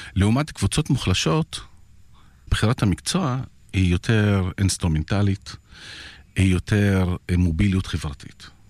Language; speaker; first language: Hebrew; non-native, local second language; Arabic